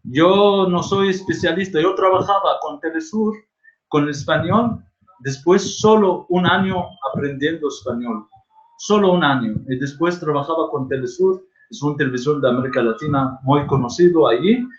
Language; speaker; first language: Spanish; non-native, fluent; Arabic